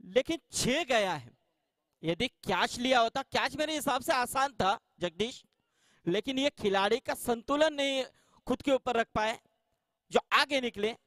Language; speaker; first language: Hindi; non-native, local second language; Marathi